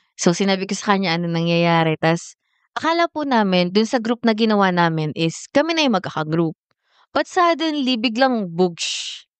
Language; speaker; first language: Filipino; native; Filipino